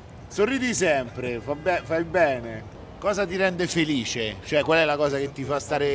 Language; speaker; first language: Italian; native; Italian